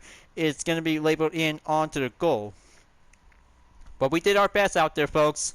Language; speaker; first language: English; non-native, fluent; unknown